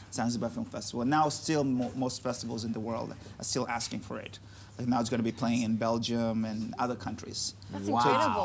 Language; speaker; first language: English; non-native, local second language; Russian